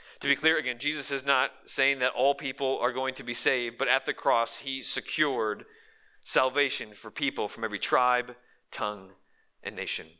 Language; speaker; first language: English; native; English